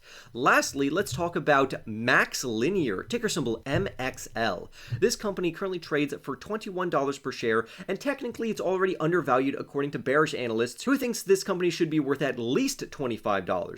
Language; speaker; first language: English; native; English